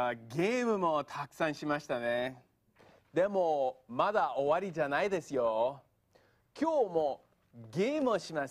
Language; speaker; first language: Japanese; non-native, fluent; English